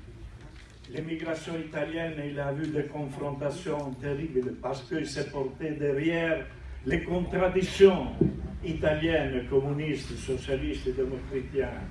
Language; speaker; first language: French; non-native, fluent; Italian